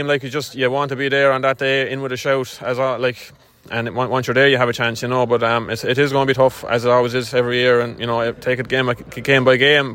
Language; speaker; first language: English; native; English